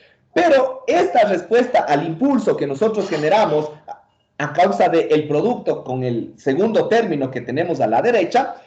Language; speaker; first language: Spanish; native; Spanish